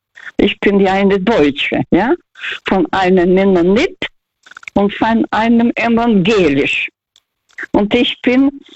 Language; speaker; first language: German; early bilingual, heritage; German